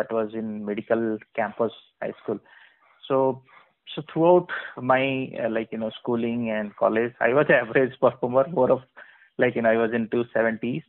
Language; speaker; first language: English; non-native, local second language; Odia